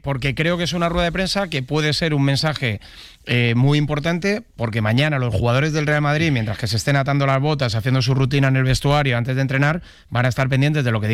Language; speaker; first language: Spanish; native; Spanish